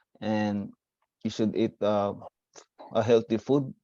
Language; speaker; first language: English; non-native, learner; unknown